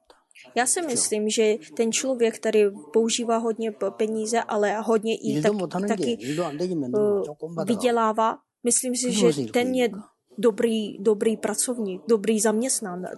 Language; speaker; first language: Czech; non-native, fluent; Korean